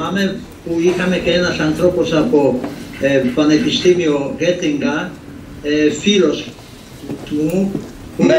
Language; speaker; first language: Greek; non-native, fluent; Polish